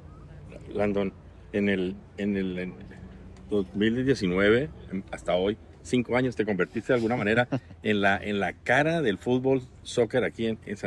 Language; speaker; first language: Spanish; native; Spanish